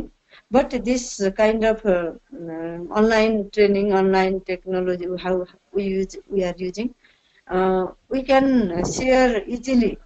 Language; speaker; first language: English; non-native, learner; Nepali